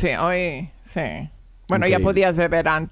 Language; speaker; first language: Spanish; early bilingual, heritage; English